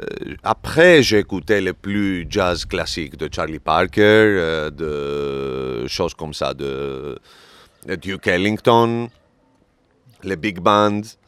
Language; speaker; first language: French; non-native, learner; Greek